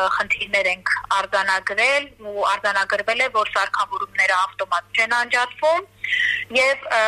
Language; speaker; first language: Armenian; native; Armenian